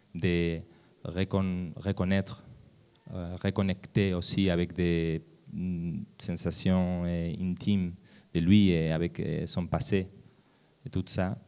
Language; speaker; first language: French; non-native, learner; Spanish